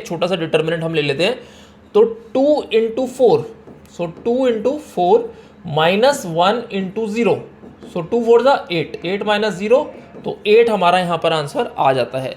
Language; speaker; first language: Hindi; native; Hindi